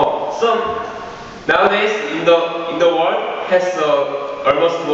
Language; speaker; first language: English; non-native, learner; Korean